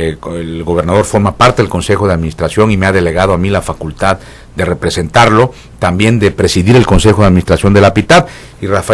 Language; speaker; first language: Spanish; native; Spanish